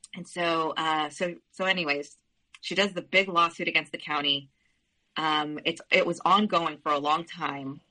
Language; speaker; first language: English; early bilingual, other home language; Spanish